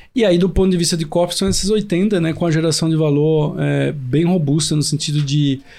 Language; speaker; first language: Portuguese; native; Portuguese